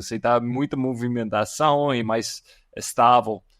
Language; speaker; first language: Portuguese; non-native, fluent; English